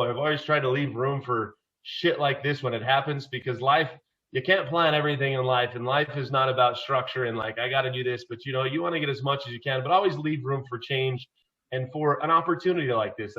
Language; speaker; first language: English; native; English